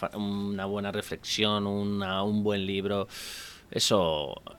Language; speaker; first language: Spanish; native; Spanish